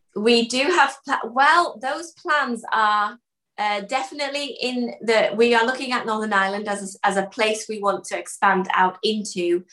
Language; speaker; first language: English; early bilingual, other home language; Dutch